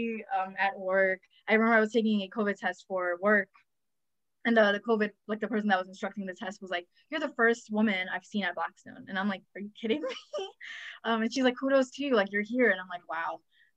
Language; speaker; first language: English; native; English